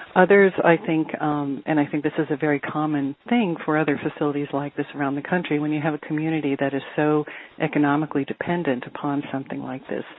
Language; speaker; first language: English; native; English